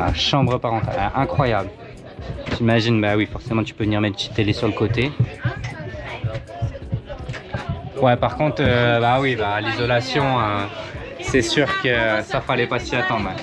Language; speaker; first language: French; native; French